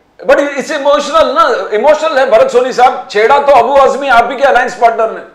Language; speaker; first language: Hindi; non-native, local second language; Malayalam